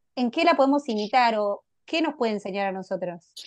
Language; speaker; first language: Spanish; native; Spanish